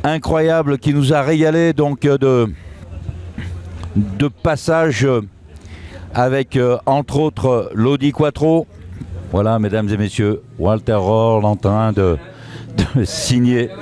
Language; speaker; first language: French; native; French